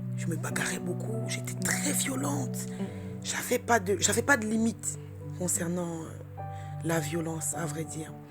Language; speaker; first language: French; early bilingual, other home language; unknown